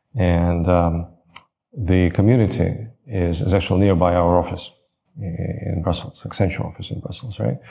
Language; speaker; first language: English; non-native, fluent; Latvian